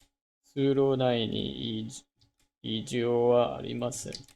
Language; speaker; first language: Japanese; non-native, learner; English